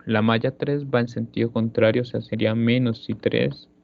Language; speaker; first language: Spanish; native; Spanish